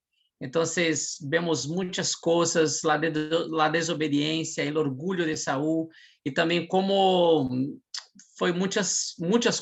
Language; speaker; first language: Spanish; non-native, fluent; Portuguese